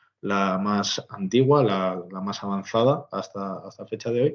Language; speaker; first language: Spanish; native; Spanish